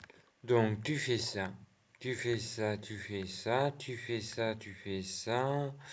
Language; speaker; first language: French; native; French